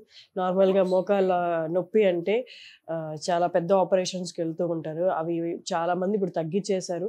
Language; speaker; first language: Telugu; native; Telugu